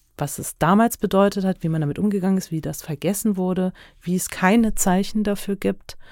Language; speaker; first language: German; early bilingual, other home language; Turkish